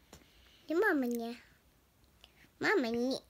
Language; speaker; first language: Russian; early bilingual, heritage; Russian